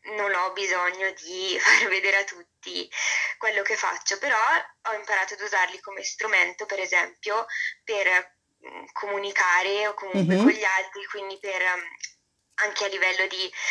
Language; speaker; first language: Italian; native; Italian